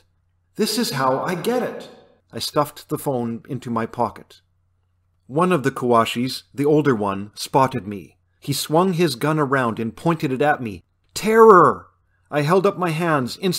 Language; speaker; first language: English; native; English